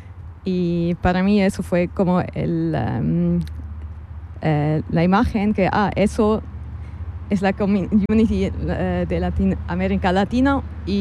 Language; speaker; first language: Spanish; non-native, fluent; German